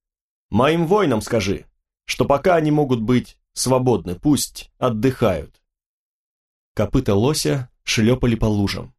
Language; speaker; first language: Russian; native; Russian